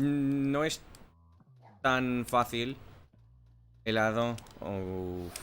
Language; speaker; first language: Spanish; non-native, learner; English